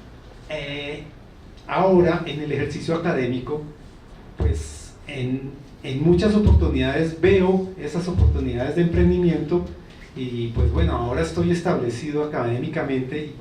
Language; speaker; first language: Spanish; native; Spanish